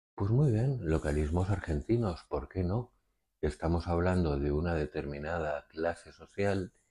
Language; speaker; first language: Spanish; native; Spanish